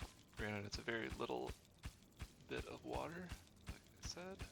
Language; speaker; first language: English; native; English